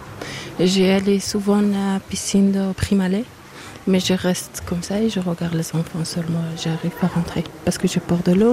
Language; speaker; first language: French; non-native, learner; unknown